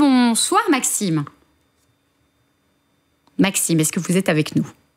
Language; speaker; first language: French; native; French